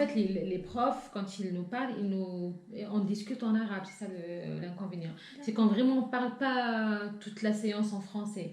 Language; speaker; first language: French; non-native, local second language; Arabic